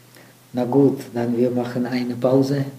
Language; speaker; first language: German; non-native, fluent; Czech